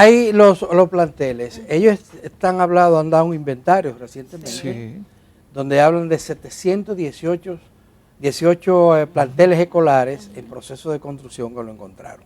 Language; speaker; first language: Spanish; native; Spanish